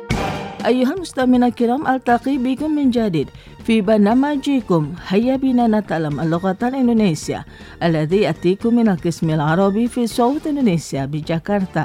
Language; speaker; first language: Arabic; non-native, fluent; Indonesian